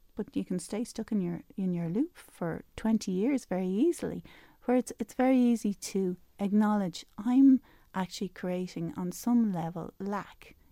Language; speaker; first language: English; native; English